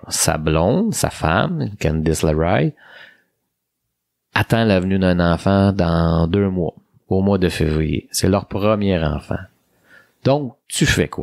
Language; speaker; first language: French; native; French